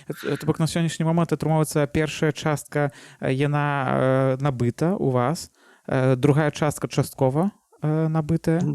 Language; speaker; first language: Belarusian; non-native, local second language; Russian